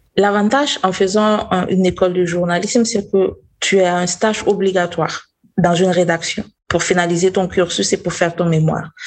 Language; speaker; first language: French; non-native, local second language; Mossi